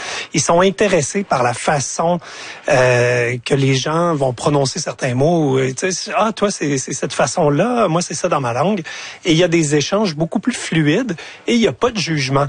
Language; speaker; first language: French; native; French